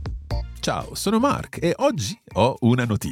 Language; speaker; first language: Italian; non-native, fluent; English